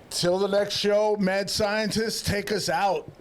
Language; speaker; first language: English; native; English